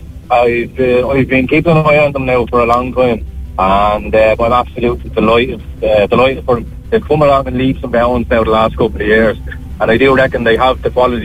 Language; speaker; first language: English; native; English